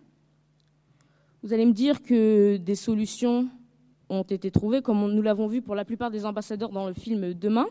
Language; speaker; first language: French; early bilingual, heritage; French